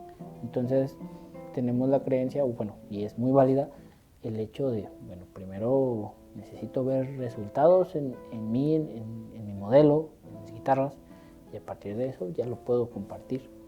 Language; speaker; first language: Spanish; native; Spanish